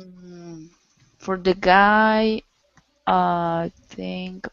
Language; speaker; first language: English; non-native, learner; Spanish